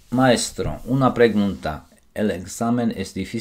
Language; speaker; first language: Spanish; non-native, fluent; Slovak